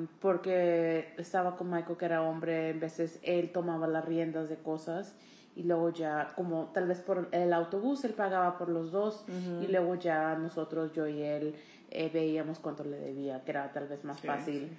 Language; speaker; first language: Spanish; early bilingual, heritage; Spanish